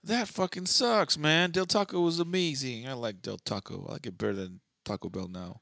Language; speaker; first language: English; native; English